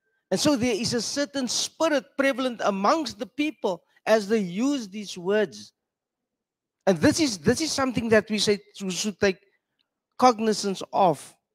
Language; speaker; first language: English; non-native, local second language; Afrikaans